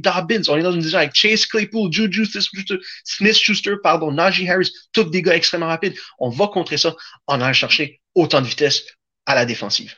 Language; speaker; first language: French; native; French